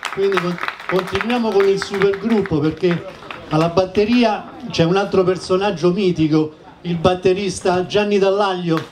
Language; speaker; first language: Italian; native; Italian